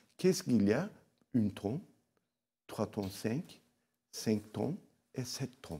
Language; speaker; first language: French; non-native, local second language; Arabic